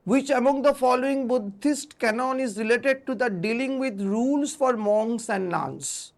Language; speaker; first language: English; non-native, local second language; Bangla